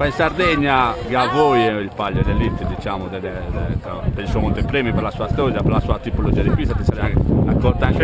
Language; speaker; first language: Italian; native; Italian